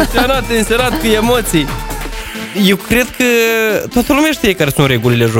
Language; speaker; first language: Romanian; native; Romanian